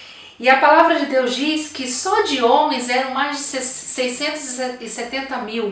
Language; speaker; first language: Portuguese; native; Portuguese